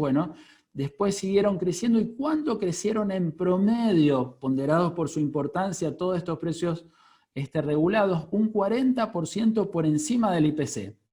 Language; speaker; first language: Spanish; native; Spanish